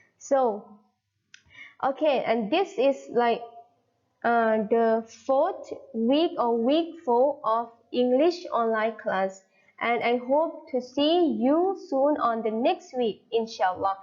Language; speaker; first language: English; non-native, fluent; Thai